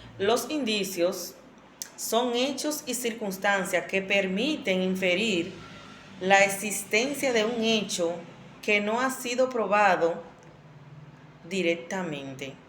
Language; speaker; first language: Spanish; native; Spanish